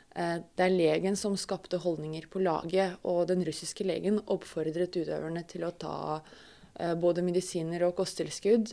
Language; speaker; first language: Norwegian; non-native, fluent; Russian